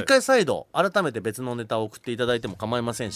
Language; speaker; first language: Japanese; native; Japanese